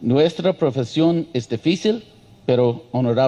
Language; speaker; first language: Spanish; non-native, learner; English